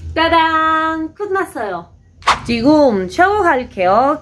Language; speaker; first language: Korean; non-native, learner; Spanish